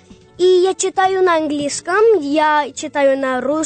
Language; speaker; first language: Russian; early bilingual, heritage; English